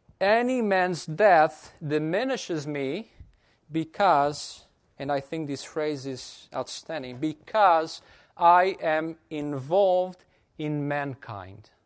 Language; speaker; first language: English; non-native, fluent; Portuguese